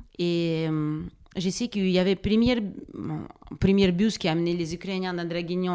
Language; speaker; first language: French; non-native, fluent; Russian